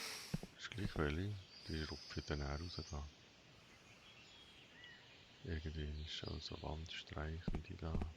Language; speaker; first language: German; native; German